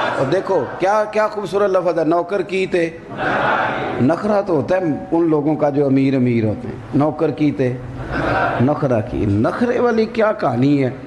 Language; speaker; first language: Urdu; non-native, local second language; Punjabi